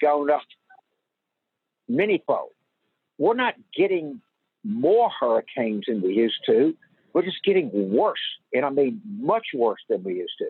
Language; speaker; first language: English; native; English